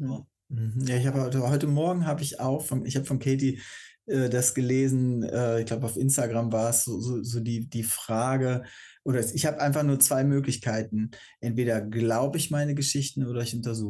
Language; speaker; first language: German; native; German